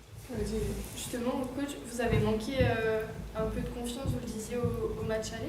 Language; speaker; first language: French; native; French